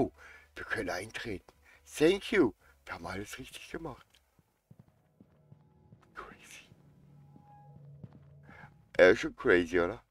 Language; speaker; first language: German; native; German